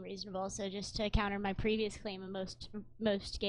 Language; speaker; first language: English; native; English